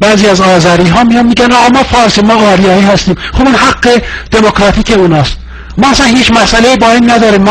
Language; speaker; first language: Persian; non-native, local second language; Azerbaijani